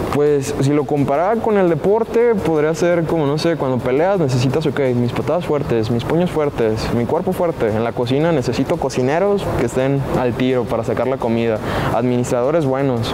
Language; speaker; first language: Spanish; native; Spanish